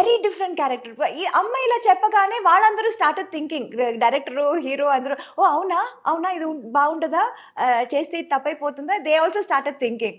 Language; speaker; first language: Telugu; non-native, local second language; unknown